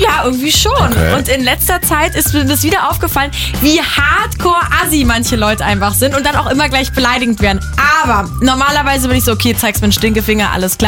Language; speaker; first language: German; native; German